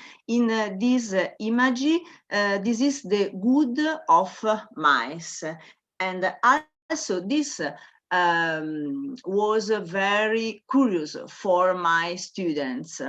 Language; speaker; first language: English; non-native, learner; Italian